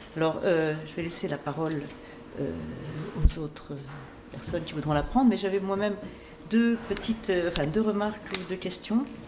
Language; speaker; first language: French; native; French